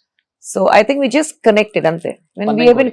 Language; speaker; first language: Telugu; non-native, fluent; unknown